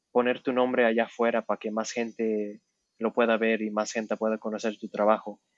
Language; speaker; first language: Spanish; early bilingual, heritage; Spanish